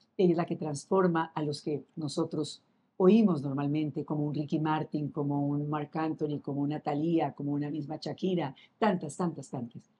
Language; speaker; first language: Spanish; native; Spanish